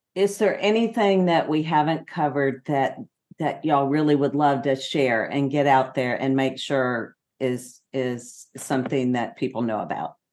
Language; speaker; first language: English; native; English